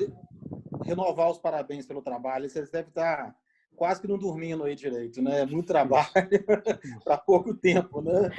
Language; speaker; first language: Portuguese; native; Portuguese